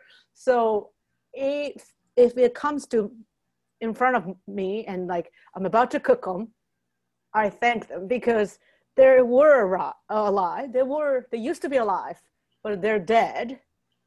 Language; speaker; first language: English; non-native, fluent; Japanese